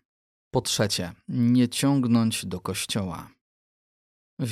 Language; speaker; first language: Polish; native; Polish